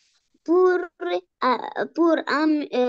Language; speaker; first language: French; non-native, learner; Arabic